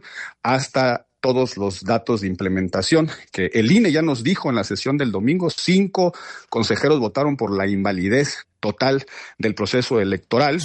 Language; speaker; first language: Spanish; native; Spanish